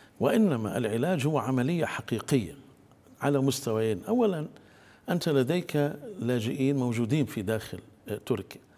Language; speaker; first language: Arabic; native; Arabic